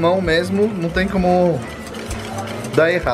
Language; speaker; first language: Portuguese; non-native, fluent; French